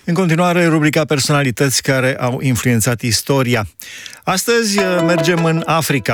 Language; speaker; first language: Romanian; native; Romanian